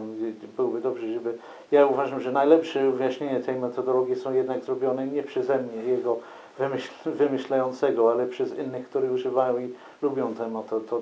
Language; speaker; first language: Polish; non-native, fluent; English